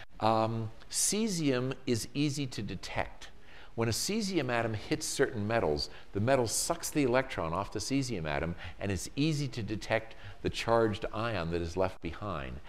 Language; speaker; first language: English; native; English